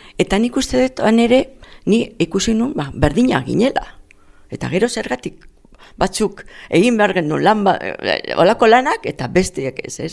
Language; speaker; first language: Basque; non-native, local second language; Spanish